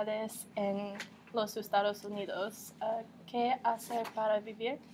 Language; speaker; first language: Spanish; non-native, learner; English